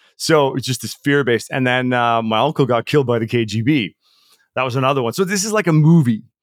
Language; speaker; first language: English; early bilingual, other home language; Czech